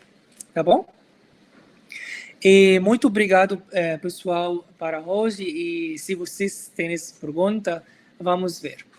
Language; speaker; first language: Portuguese; non-native, learner; Arabic